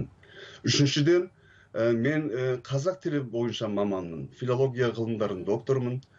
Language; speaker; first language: Kazakh; non-native, fluent; Turkish